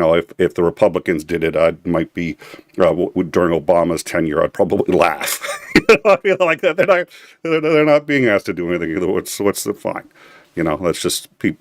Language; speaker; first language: English; native; English